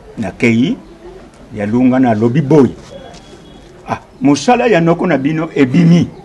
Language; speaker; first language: Lingala; non-native, local second language; Kongo